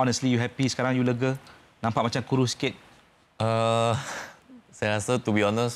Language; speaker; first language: Malay; native; Malay